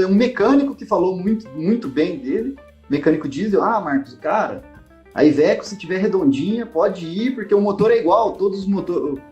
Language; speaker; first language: Portuguese; native; Portuguese